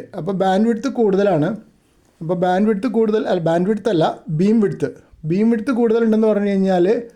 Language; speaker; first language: Malayalam; native; Malayalam